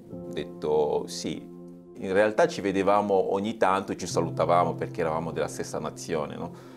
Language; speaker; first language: Italian; non-native, fluent; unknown